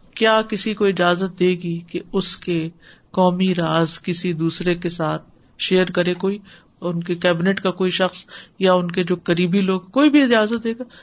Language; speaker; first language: Urdu; native; Urdu